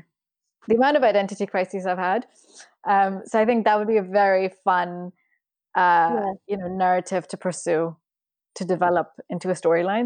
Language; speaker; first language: English; non-native, local second language; Urdu